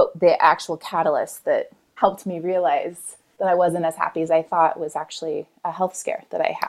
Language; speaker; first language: English; native; English